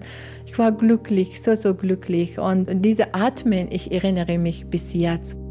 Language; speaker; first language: German; non-native, learner; Persian